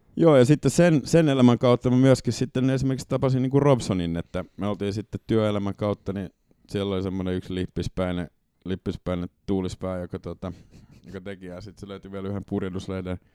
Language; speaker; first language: Finnish; native; Finnish